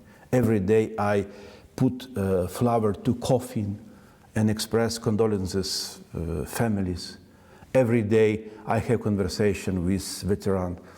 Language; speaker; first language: English; non-native, learner; Ukrainian